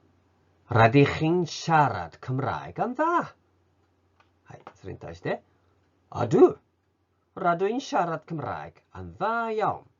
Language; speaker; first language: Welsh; non-native, fluent; Japanese